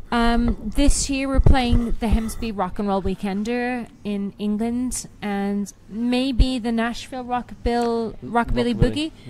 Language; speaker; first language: English; native; English